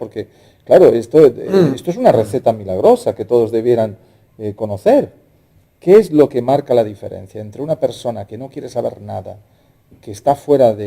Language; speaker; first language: Spanish; native; Spanish